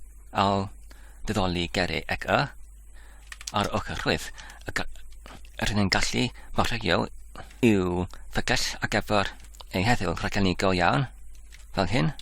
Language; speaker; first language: Welsh; non-native, learner; English